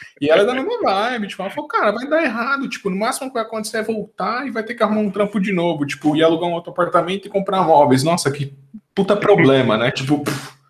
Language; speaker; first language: Portuguese; native; Portuguese